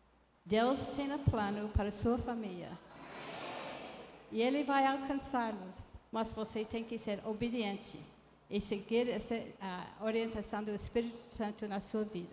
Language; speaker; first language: Portuguese; non-native, fluent; English